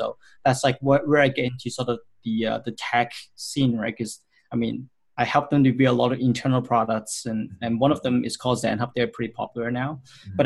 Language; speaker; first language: English; non-native, local second language; Cantonese